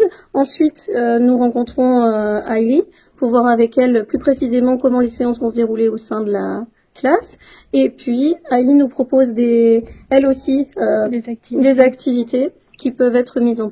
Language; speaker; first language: French; native; French